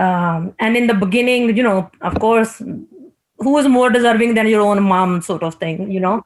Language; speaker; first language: English; non-native, local second language; Punjabi